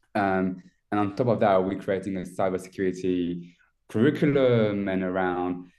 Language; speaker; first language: English; non-native, fluent; French